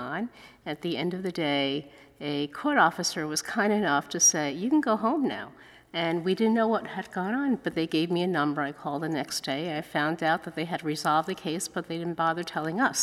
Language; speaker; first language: English; early bilingual, other home language; Cantonese